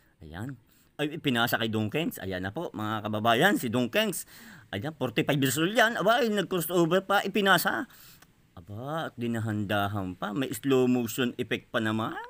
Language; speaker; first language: Filipino; native; Filipino